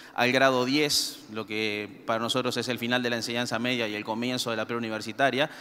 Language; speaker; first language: Spanish; native; Spanish